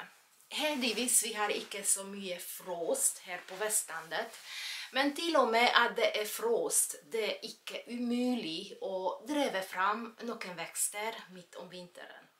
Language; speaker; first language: Norwegian; non-native, fluent; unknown